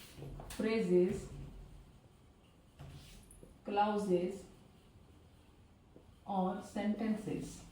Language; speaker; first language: English; non-native, learner; Hindi